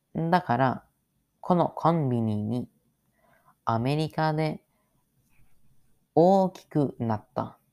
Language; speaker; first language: Japanese; non-native, learner; English